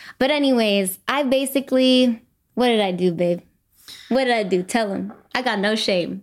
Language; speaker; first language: English; early bilingual, other home language; Spanish